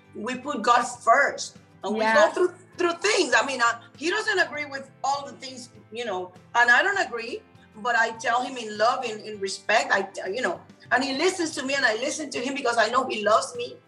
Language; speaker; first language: English; non-native, fluent; Spanish